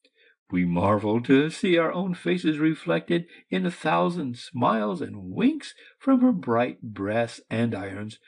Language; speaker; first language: English; native; English